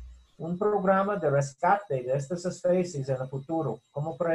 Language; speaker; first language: Spanish; non-native, fluent; English